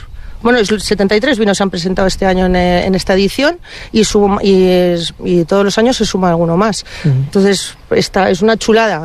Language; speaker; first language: Spanish; native; Spanish